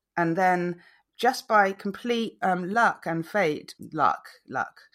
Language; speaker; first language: English; native; English